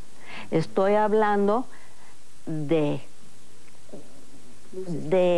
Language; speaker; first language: Spanish; non-native, fluent; English